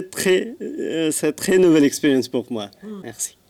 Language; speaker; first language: French; non-native, learner; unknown